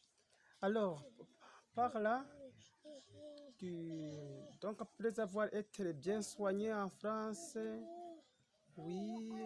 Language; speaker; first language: French; non-native, local second language; Rundi